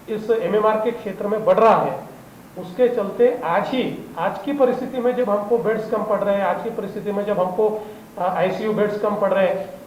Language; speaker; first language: Hindi; non-native, local second language; Marathi